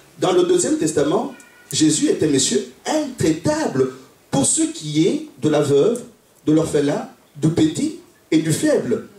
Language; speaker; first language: French; non-native, local second language; Luba-Lulua